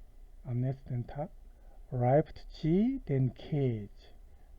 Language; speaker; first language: German; non-native, fluent; Korean